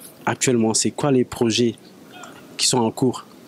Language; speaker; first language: French; non-native, local second language; Wolof